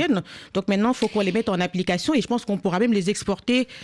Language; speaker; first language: French; non-native, local second language; Wolof